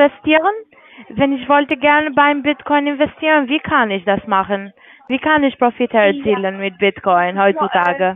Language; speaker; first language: German; non-native, learner; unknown